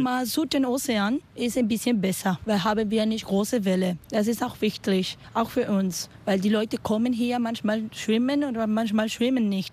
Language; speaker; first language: German; non-native, learner; Spanish